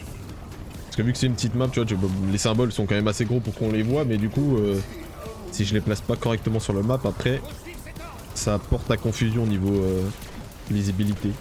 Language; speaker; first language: French; native; French